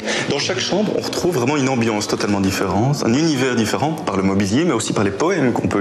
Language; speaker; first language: French; native; French